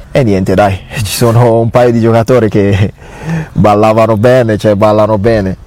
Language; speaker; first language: Italian; non-native, fluent; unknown